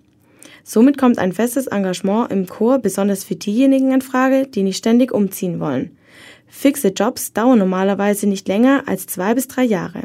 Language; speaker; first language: German; native; German